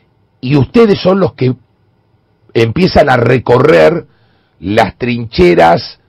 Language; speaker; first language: Spanish; native; Spanish